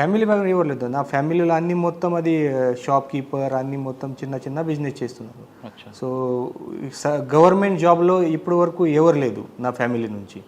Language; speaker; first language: Telugu; non-native, fluent; Marathi